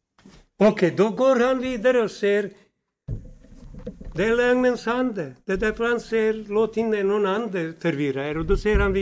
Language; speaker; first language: Swedish; non-native, fluent; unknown